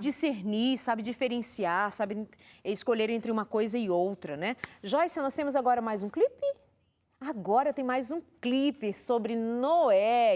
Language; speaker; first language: Portuguese; native; Portuguese